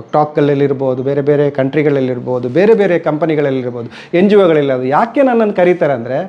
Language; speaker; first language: Kannada; native; Kannada